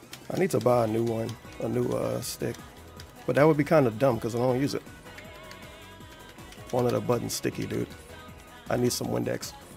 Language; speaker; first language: English; native; English